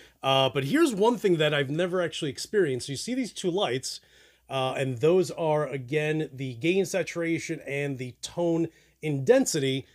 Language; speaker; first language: English; early bilingual, other home language; Spanish